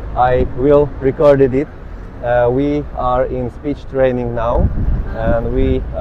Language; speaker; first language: English; non-native, learner; Slovak